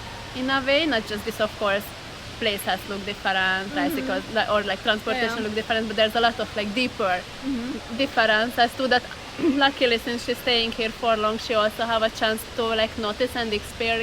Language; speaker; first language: English; non-native, fluent; Hungarian